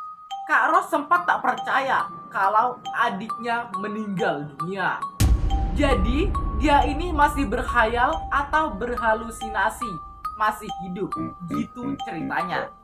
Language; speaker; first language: Indonesian; native; Indonesian